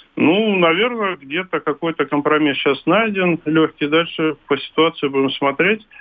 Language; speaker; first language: Russian; native; Russian